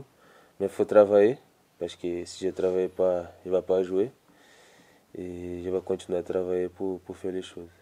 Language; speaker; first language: French; non-native, learner; Portuguese